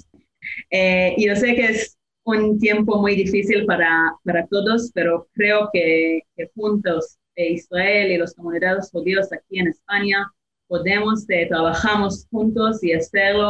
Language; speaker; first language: Spanish; non-native, fluent; Hebrew